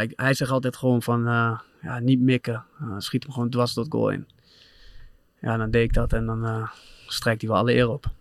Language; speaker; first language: Dutch; native; Dutch